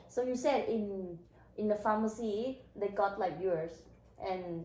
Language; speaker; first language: English; non-native, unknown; Thai